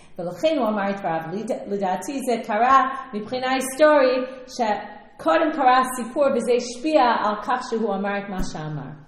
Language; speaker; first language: Hebrew; non-native, fluent; English